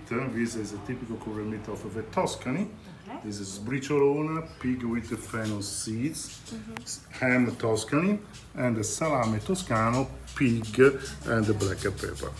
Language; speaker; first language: English; non-native, learner; Italian